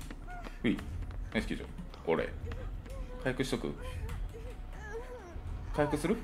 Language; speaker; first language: Japanese; native; Japanese